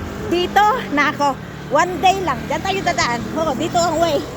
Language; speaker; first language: Filipino; native; Filipino